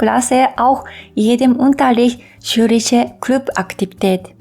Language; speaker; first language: German; non-native, fluent; Japanese